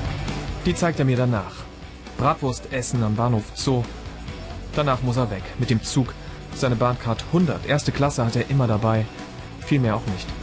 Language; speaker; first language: German; native; German